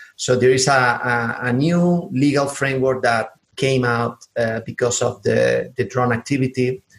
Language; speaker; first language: English; non-native, fluent; Spanish